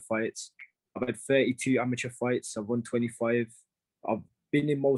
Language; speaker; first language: English; native; English